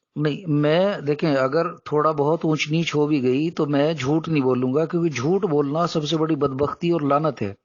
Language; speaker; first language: Urdu; native; Urdu